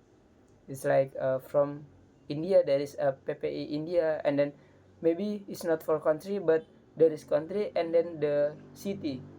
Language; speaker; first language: English; non-native, learner; Indonesian